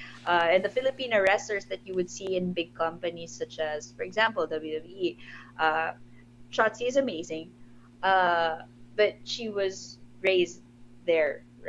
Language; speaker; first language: English; non-native, local second language; Filipino